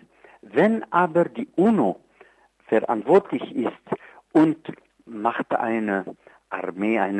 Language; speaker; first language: German; non-native, fluent; Arabic